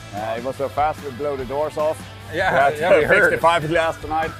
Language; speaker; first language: English; non-native, fluent; Swedish